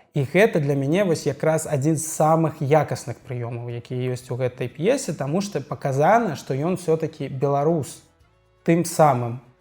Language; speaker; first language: Belarusian; non-native, local second language; Russian